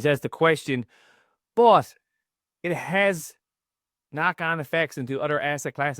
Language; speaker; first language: English; native; English